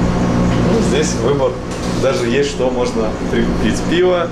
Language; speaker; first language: Russian; native; Russian